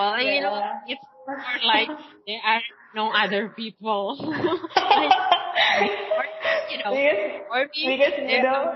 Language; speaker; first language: English; non-native, learner; Indonesian